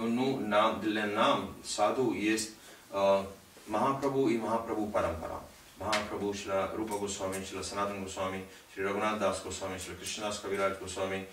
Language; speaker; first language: Russian; non-native, learner; Hindi